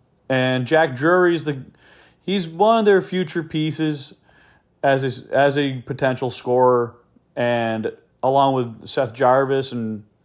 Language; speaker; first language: English; native; English